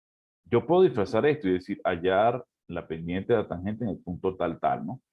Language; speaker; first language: Spanish; native; Spanish